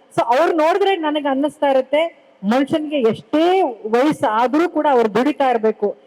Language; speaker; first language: Kannada; native; Kannada